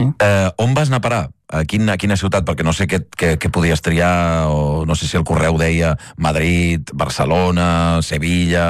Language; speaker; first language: Catalan; native; Catalan